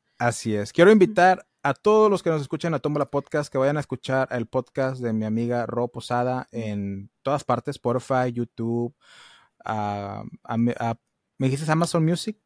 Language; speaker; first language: Spanish; early bilingual, heritage; Spanish